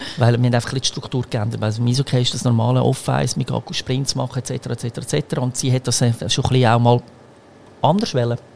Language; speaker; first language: German; early bilingual, other home language; Croatian